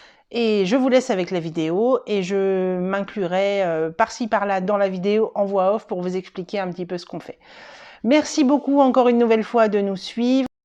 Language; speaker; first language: French; native; French